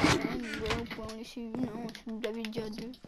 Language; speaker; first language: French; native; French